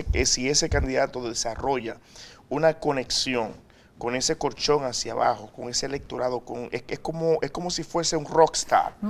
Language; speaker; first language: Spanish; native; Spanish